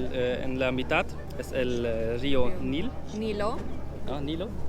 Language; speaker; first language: Spanish; non-native, learner; German